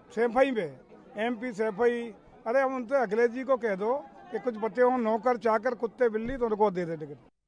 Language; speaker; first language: Hindi; native; Hindi